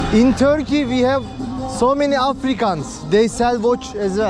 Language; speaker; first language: English; non-native, learner; Turkish